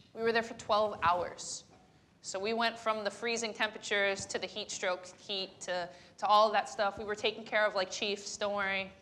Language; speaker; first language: English; native; English